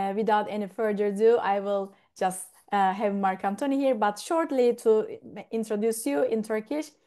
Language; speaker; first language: English; non-native, fluent; Turkish